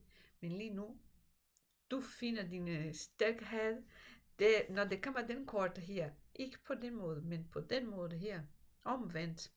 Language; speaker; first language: Danish; non-native, fluent; Portuguese